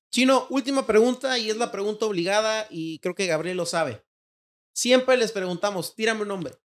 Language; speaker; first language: Spanish; native; Spanish